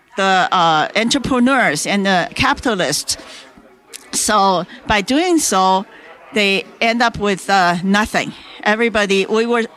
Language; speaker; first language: English; non-native, fluent; Chinese